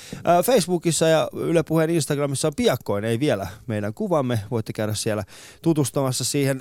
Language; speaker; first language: Finnish; early bilingual, other home language; Persian